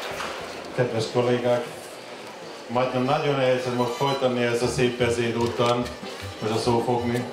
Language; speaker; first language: Hungarian; non-native, learner; German